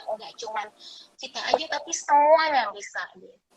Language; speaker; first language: Indonesian; native; Indonesian